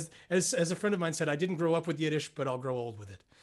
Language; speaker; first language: English; native; English